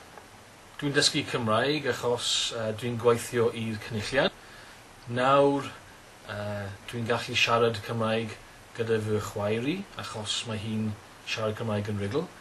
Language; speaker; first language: Welsh; non-native, learner; English